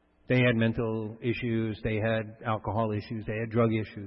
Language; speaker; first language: English; native; English